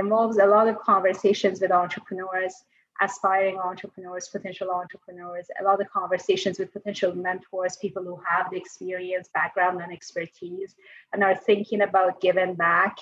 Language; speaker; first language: English; non-native, fluent; Persian